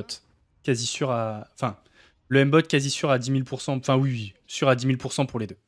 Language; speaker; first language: French; native; French